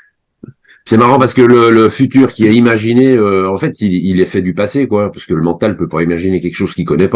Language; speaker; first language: French; native; French